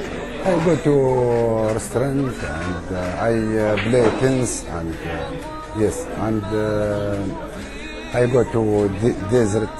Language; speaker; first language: English; non-native, learner; Arabic